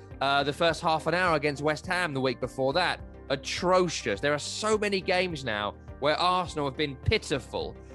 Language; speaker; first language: English; native; English